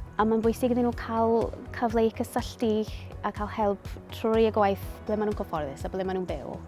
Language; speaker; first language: Welsh; non-native, local second language; English